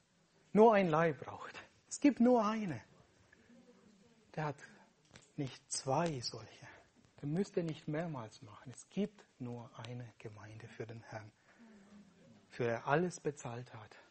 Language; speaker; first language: German; non-native, fluent; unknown